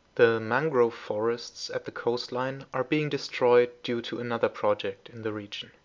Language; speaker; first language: English; non-native, fluent; German